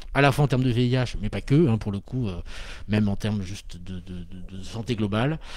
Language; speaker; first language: French; native; French